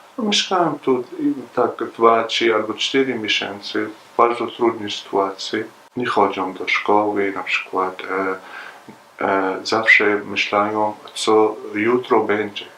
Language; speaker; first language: Polish; non-native, learner; Arabic